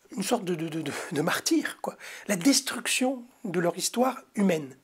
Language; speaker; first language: French; native; French